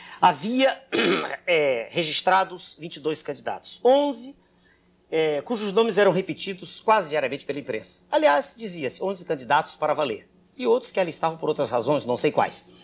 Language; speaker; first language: Portuguese; native; Portuguese